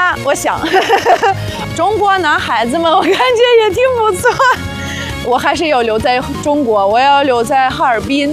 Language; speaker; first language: Chinese; non-native, fluent; Russian